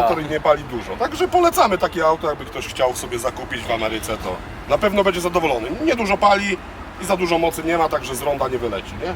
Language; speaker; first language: Polish; native; Polish